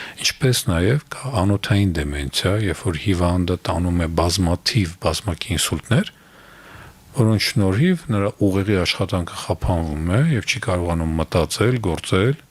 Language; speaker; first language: Armenian; native; Armenian